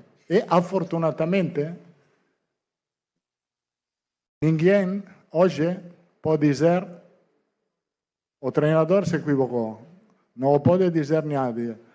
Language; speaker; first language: Portuguese; non-native, fluent; Italian